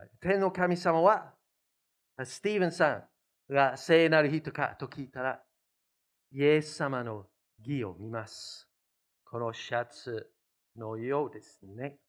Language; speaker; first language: Japanese; non-native, fluent; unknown